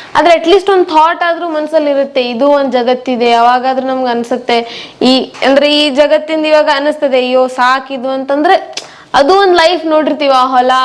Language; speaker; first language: Kannada; non-native, local second language; Marwari